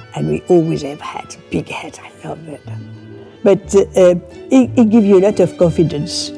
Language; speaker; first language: English; non-native, fluent; French